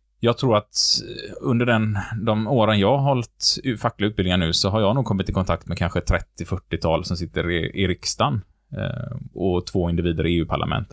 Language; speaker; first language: Swedish; native; Swedish